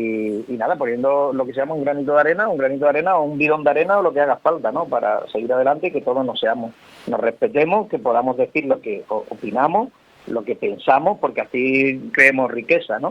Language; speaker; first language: Spanish; native; Spanish